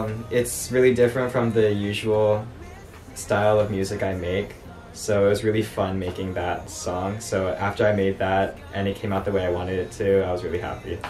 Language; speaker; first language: English; early bilingual, other home language; Japanese